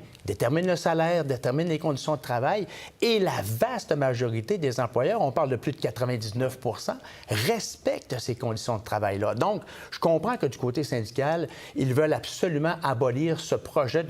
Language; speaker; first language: French; native; French